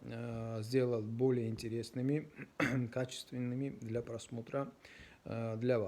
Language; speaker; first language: Russian; non-native, local second language; Georgian